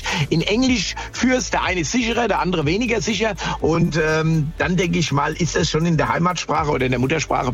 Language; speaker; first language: German; native; German